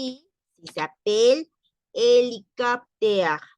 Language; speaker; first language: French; non-native, learner; Spanish